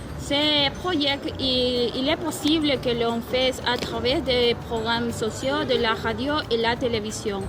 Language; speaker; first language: French; non-native, fluent; Spanish